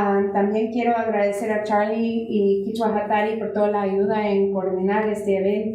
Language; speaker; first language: Spanish; non-native, fluent; English